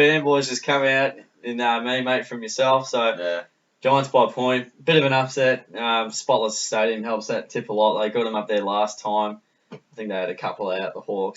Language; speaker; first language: English; native; English